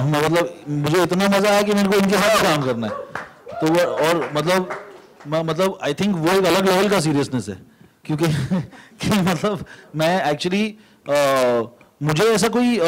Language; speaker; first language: Hindi; native; Hindi